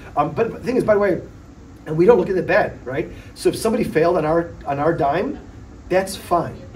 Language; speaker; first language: English; early bilingual, other home language; Polish